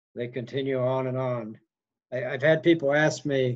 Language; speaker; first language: English; native; English